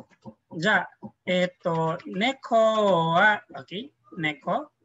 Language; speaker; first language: Japanese; non-native, fluent; Filipino